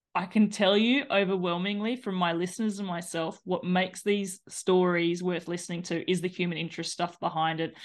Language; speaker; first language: English; native; English